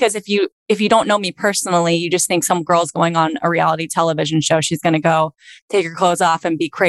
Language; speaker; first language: English; native; English